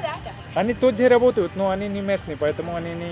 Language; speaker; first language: Russian; non-native, learner; Hindi